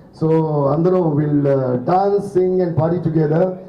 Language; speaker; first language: English; non-native, local second language; Telugu